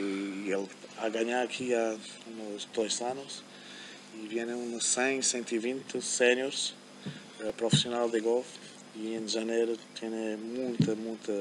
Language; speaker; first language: Portuguese; non-native, fluent; German